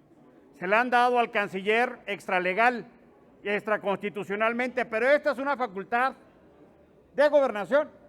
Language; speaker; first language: Spanish; native; Spanish